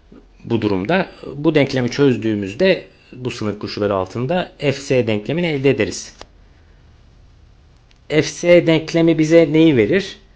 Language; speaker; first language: Turkish; native; Turkish